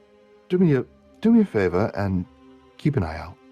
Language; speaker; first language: English; native; English